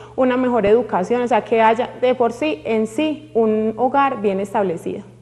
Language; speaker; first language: Spanish; native; Spanish